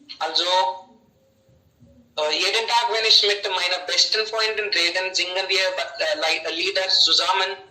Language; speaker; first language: German; non-native, learner; Hindi